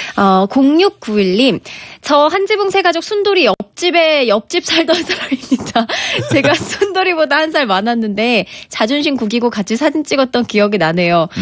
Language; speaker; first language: Korean; native; Korean